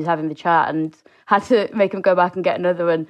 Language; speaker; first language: English; native; English